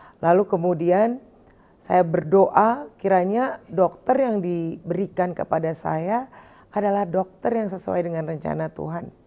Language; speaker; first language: Indonesian; native; Indonesian